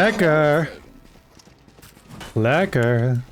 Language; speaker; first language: Dutch; native; Dutch